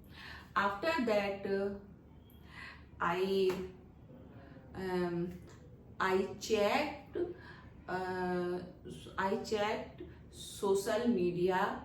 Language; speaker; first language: English; non-native, learner; Hindi